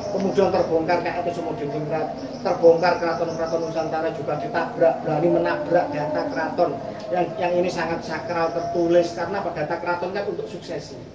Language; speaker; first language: Indonesian; non-native, local second language; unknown